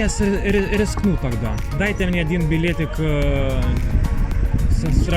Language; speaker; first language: Russian; non-native, learner; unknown